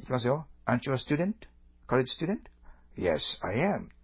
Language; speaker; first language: English; non-native, fluent; Japanese